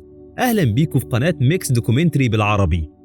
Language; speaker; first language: Arabic; native; Arabic